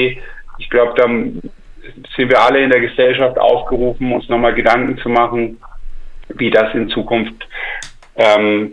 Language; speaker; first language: German; native; German